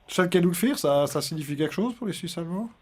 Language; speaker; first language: French; native; French